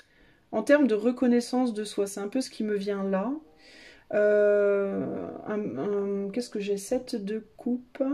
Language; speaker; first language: French; native; French